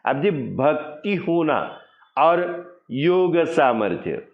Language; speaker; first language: Hindi; non-native, local second language; Marathi